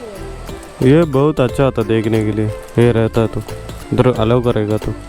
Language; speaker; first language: Hindi; non-native, local second language; Malayalam